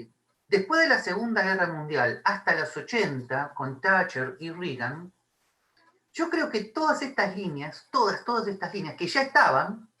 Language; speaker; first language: Spanish; native; Spanish